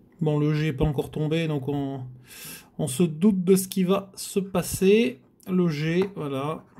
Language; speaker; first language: French; native; French